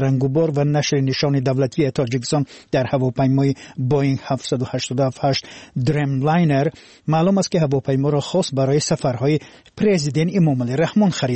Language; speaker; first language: Persian; native; Persian